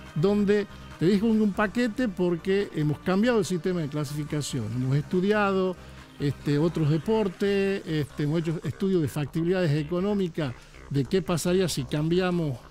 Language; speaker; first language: Spanish; native; Spanish